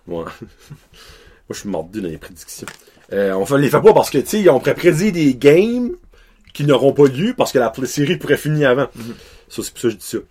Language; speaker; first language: French; native; French